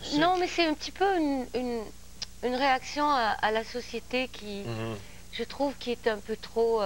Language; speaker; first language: French; native; French